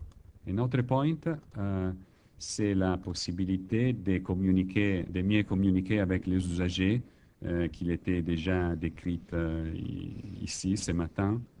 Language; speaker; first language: French; non-native, learner; Italian